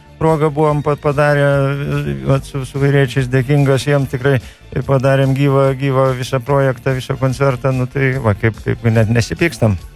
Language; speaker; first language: Lithuanian; native; Lithuanian